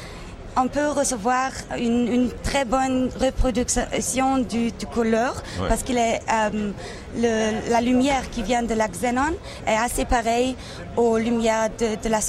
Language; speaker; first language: French; non-native, local second language; Dutch